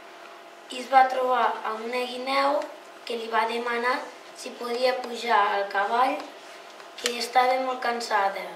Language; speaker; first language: Catalan; native; Catalan